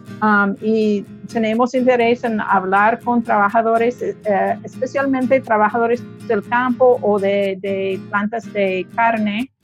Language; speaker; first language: Spanish; non-native, fluent; English